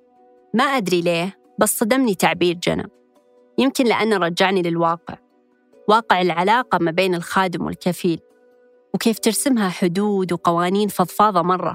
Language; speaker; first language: Arabic; native; Arabic